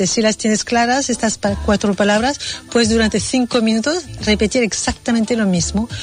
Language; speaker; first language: Spanish; non-native, fluent; Vietnamese